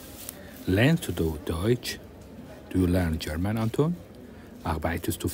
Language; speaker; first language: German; non-native, fluent; Persian